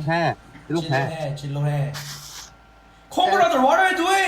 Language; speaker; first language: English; non-native, learner; Thai